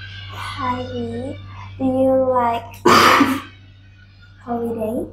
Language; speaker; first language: English; non-native, learner; Vietnamese